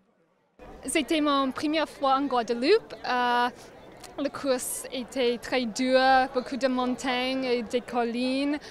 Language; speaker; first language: French; non-native, fluent; English